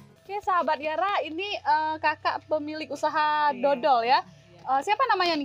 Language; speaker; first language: Indonesian; native; Indonesian